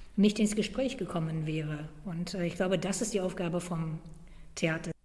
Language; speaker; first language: German; non-native, fluent; English